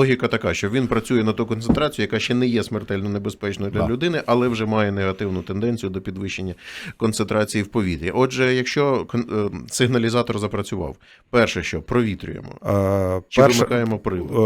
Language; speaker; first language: Ukrainian; native; Ukrainian